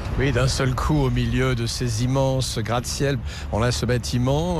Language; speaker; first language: French; native; French